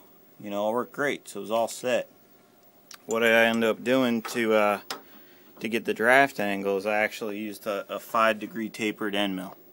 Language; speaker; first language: English; native; English